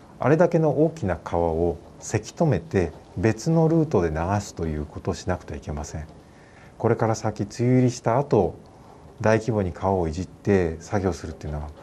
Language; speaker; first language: Japanese; native; Japanese